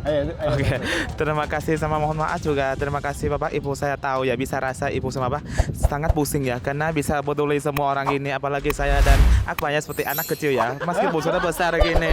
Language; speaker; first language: Indonesian; non-native, learner; Vietnamese